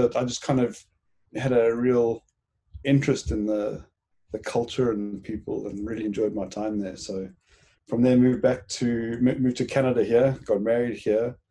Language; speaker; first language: English; native; English